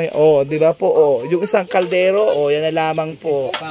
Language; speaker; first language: Filipino; native; Filipino